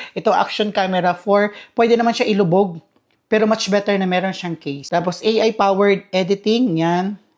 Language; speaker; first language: Filipino; non-native, local second language; Cebuano